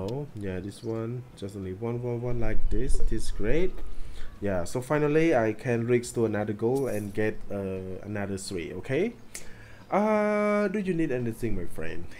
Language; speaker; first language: English; non-native, learner; Khmer